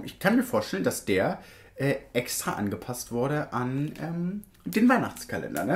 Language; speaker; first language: German; native; German